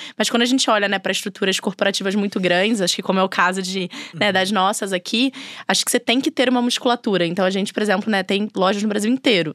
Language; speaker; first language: Portuguese; native; Portuguese